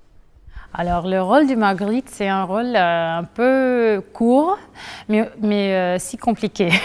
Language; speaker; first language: French; non-native, fluent; Spanish